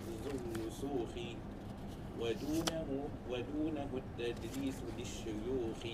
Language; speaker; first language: Arabic; non-native, learner; Malay